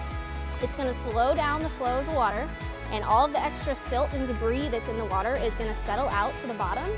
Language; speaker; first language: English; native; English